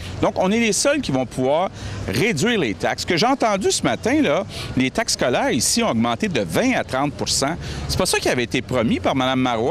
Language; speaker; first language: French; native; French